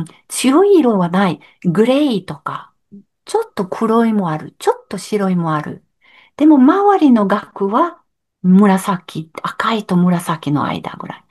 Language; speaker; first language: Japanese; non-native, learner; French